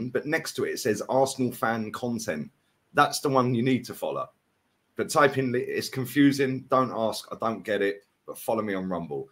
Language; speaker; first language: English; native; English